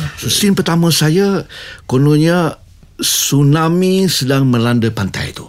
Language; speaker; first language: Malay; native; Malay